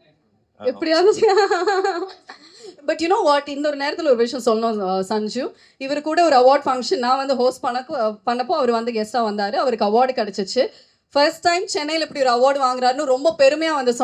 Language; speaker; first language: Tamil; native; Tamil